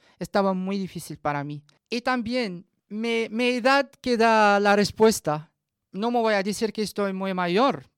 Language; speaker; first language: Spanish; non-native, learner; Arabic